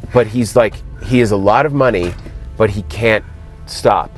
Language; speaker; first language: English; native; English